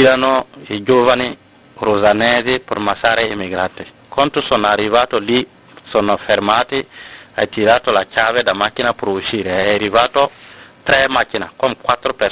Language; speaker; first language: Italian; non-native, learner; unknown